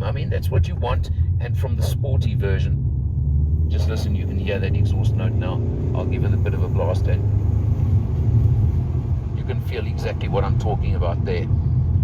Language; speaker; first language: English; native; English